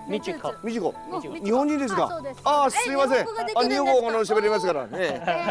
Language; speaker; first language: Japanese; non-native, fluent; Chinese